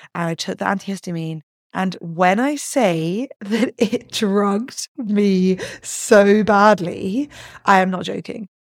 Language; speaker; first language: English; native; English